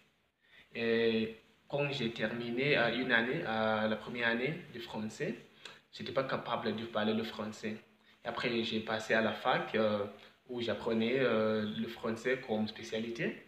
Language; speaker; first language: French; non-native, fluent; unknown